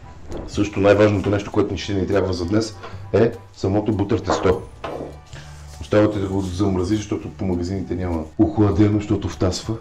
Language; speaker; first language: Bulgarian; native; Bulgarian